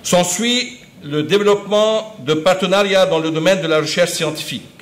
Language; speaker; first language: French; non-native, local second language; Arabic